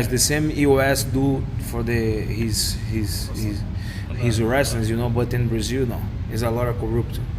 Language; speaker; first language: English; non-native, learner; Portuguese